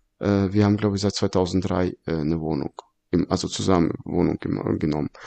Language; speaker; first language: German; early bilingual, other home language; Russian